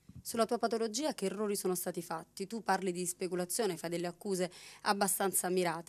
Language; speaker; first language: Italian; native; Italian